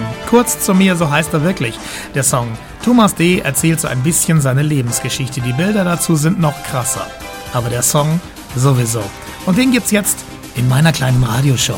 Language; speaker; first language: German; native; German